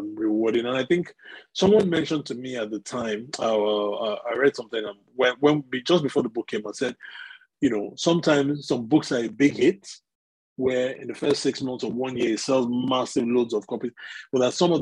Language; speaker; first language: English; non-native, local second language; Yoruba